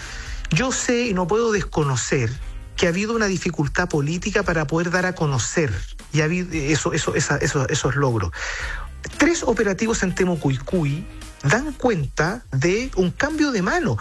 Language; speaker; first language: Spanish; native; Spanish